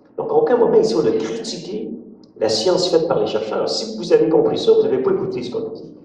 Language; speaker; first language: French; native; French